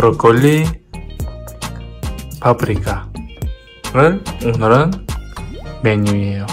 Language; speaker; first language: Korean; non-native, learner; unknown